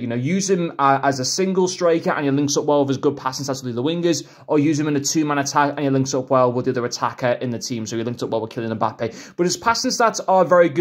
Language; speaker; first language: English; native; English